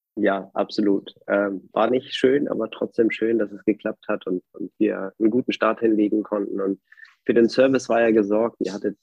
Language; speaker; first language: German; non-native, fluent; Spanish